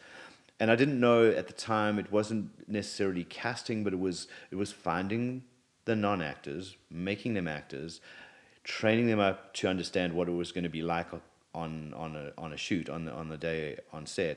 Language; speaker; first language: English; native; English